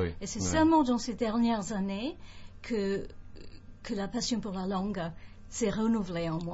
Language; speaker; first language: French; non-native, fluent; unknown